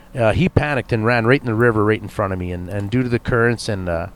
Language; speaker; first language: English; native; English